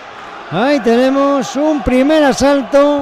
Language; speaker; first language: Spanish; native; Spanish